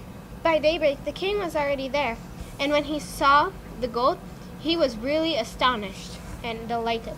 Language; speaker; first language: English; native; English